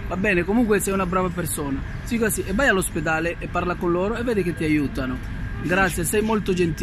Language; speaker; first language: Italian; non-native, fluent; Spanish